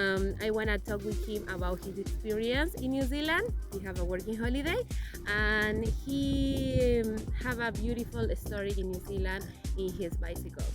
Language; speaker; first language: English; non-native, learner; Spanish